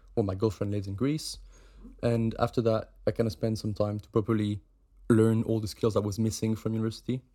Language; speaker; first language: English; non-native, fluent; German